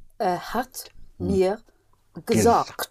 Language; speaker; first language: German; non-native, learner; English